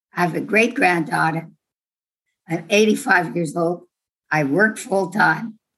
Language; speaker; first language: English; non-native, fluent; Dutch